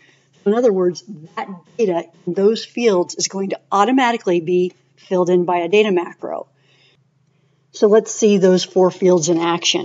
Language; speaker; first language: English; native; English